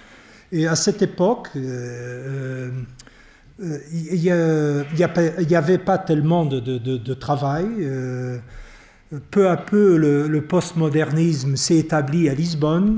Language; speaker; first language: French; non-native, fluent; Portuguese